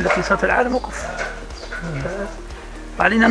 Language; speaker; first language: Arabic; native; Arabic